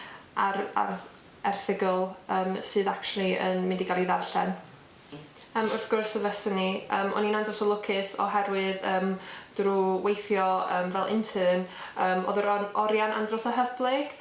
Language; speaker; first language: Welsh; native; Welsh